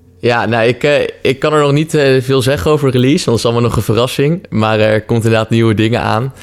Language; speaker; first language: Dutch; native; Dutch